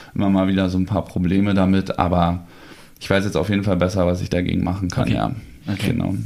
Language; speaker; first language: German; native; German